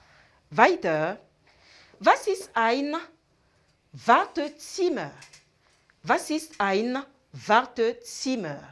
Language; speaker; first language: German; non-native, fluent; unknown